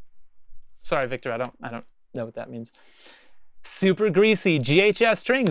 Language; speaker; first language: English; native; English